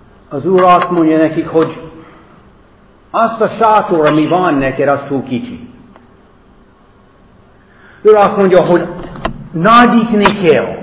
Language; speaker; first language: Hungarian; non-native, fluent; English